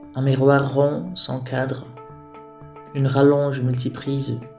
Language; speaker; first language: French; non-native, fluent; Portuguese